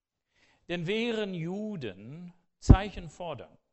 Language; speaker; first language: German; non-native, fluent; English